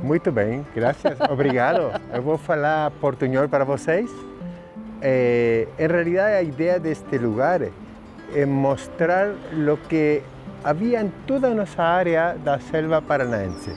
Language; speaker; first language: Portuguese; non-native, learner; Spanish